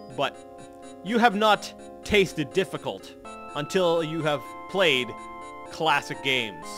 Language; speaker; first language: English; native; English